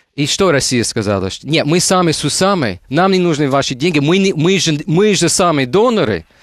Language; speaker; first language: Russian; non-native, fluent; English